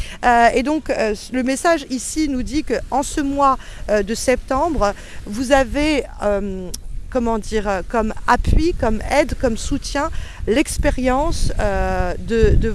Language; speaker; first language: French; native; French